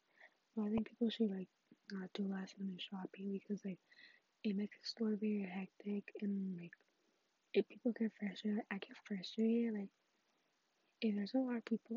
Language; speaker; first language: English; native; English